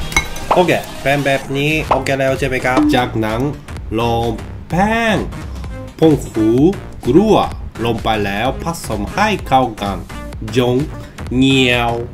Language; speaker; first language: Thai; non-native, learner; Japanese